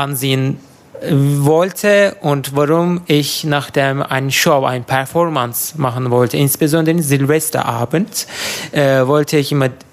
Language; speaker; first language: German; non-native, learner; Turkish